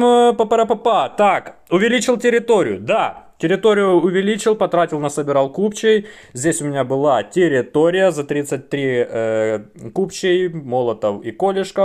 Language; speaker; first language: Russian; native; Russian